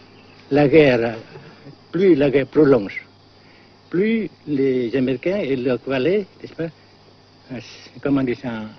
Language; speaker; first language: French; non-native, local second language; Vietnamese